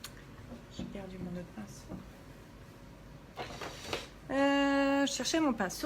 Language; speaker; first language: French; native; French